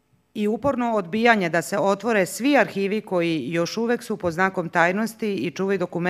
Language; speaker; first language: Croatian; native; Croatian